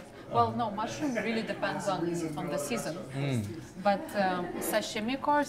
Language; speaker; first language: English; non-native, fluent; Lithuanian